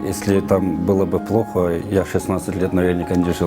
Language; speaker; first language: Russian; non-native, local second language; Kyrgyz